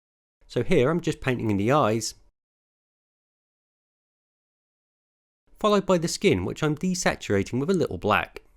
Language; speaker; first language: English; native; English